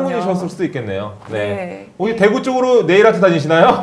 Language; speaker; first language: Korean; native; Korean